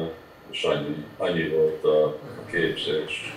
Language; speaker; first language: Hungarian; early bilingual, heritage; Hungarian